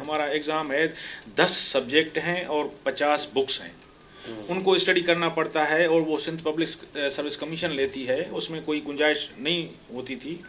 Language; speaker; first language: Urdu; non-native, local second language; Sindhi